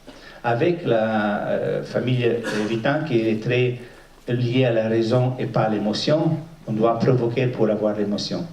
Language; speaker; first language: French; non-native, fluent; Italian